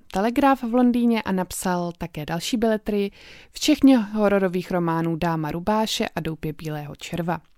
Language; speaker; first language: Czech; native; Czech